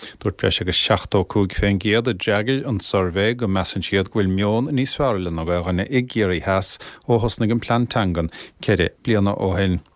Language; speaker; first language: Irish; native; Irish